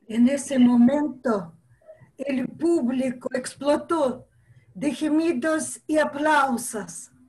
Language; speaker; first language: Spanish; non-native, fluent; Russian